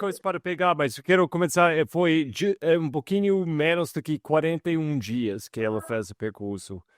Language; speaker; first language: Portuguese; non-native, fluent; English